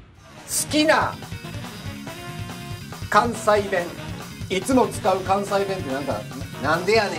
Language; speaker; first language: Japanese; native; Japanese